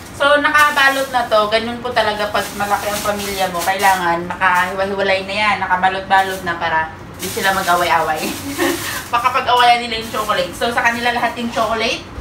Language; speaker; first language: Filipino; native; Filipino